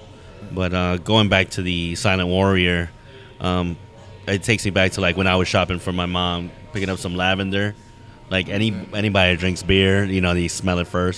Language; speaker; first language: English; native; English